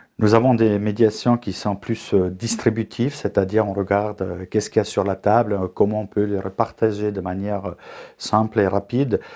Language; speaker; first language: French; native; French